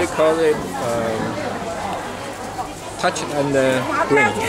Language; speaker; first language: English; non-native, learner; Chinese